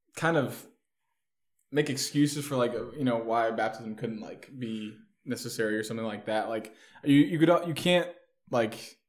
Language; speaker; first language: English; native; English